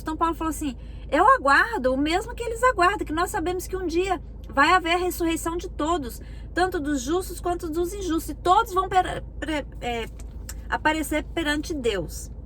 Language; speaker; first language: Portuguese; native; Portuguese